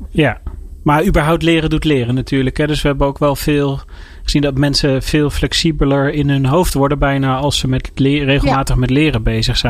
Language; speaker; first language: Dutch; native; Dutch